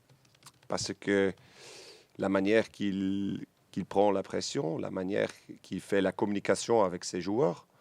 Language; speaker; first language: French; non-native, local second language; Dutch